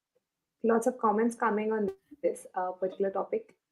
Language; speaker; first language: English; non-native, local second language; Hindi